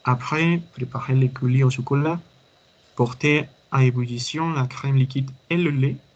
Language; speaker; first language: French; non-native, learner; Spanish